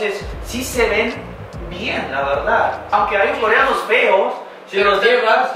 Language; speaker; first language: Spanish; non-native, fluent; Korean